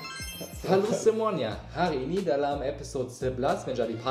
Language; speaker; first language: Indonesian; non-native, learner; German